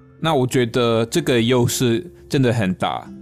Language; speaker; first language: Chinese; non-native, fluent; English